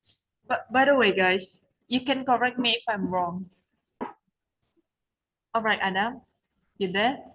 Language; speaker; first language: English; non-native, learner; Indonesian